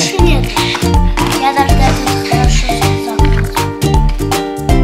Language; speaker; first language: Russian; early bilingual, heritage; Russian